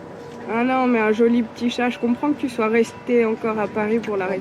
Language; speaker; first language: French; native; French